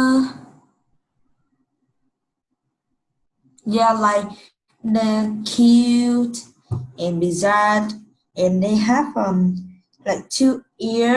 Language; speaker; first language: English; non-native, learner; Vietnamese